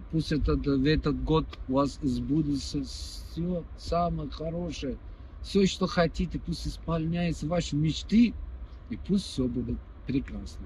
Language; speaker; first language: Russian; non-native, fluent; Persian